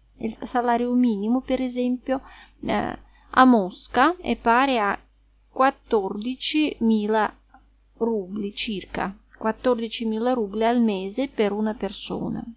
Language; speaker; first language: Italian; non-native, fluent; Russian